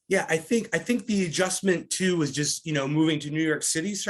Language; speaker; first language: English; native; English